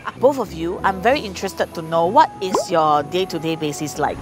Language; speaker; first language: English; non-native, local second language; Chinese